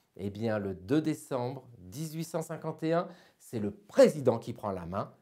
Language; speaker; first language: French; native; French